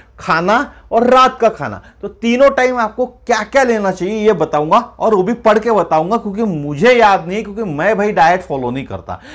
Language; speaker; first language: Hindi; non-native, local second language; Marathi